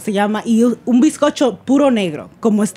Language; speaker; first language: Spanish; early bilingual, heritage; Spanish